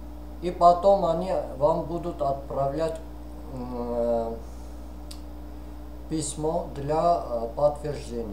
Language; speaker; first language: Russian; non-native, fluent; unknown